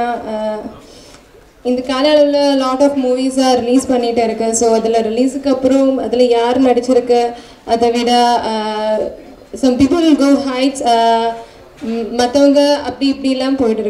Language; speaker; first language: Tamil; non-native, learner; Malayalam